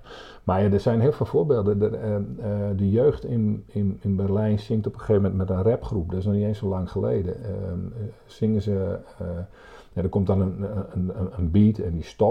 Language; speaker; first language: Dutch; native; Dutch